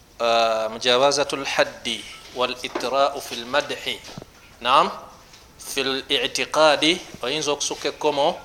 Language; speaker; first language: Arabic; non-native, fluent; Ganda